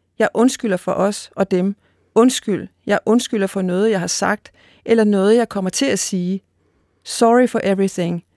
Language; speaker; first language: Danish; native; Danish